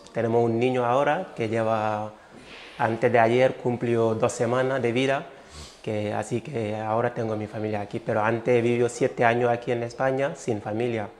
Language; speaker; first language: Spanish; non-native, fluent; Wolof